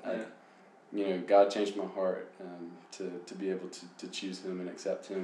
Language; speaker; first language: English; native; English